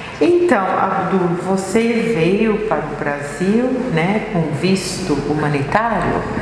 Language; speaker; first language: Portuguese; native; Portuguese